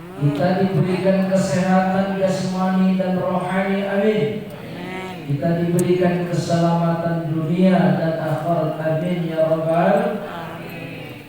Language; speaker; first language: Indonesian; non-native, local second language; Minangkabau